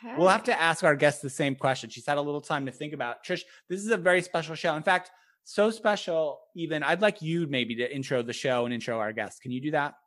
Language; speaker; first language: English; native; English